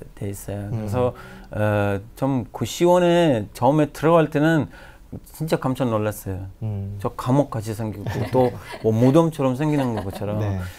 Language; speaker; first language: Korean; non-native, learner; Persian